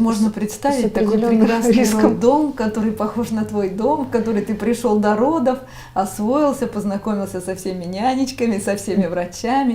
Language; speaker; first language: Russian; native; Russian